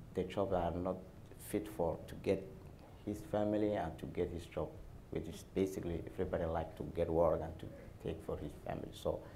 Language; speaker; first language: English; non-native, learner; Somali